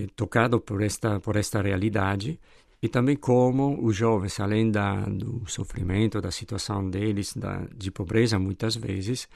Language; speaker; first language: Portuguese; non-native, fluent; Italian